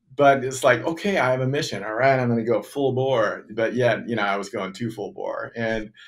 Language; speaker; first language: English; native; English